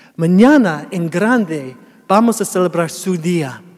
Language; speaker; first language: Spanish; non-native, fluent; English